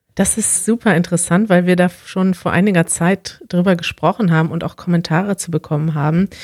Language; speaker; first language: German; native; German